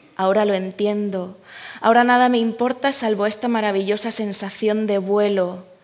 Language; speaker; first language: Spanish; native; Spanish